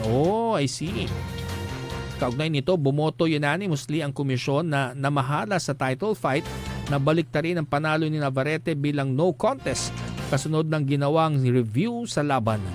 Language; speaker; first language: Filipino; non-native, local second language; Iloko